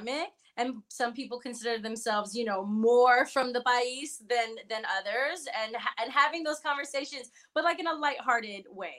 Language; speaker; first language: English; early bilingual, other home language; Spanish